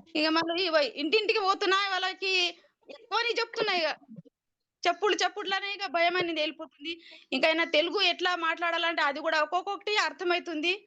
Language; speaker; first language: Telugu; non-native, local second language; Marathi